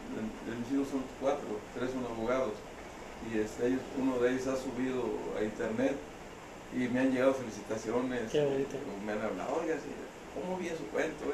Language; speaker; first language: Spanish; native; Spanish